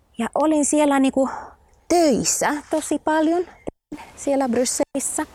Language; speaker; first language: Finnish; non-native, fluent; Spanish